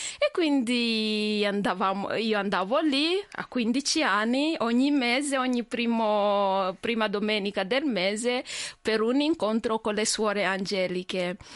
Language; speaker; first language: Italian; non-native, fluent; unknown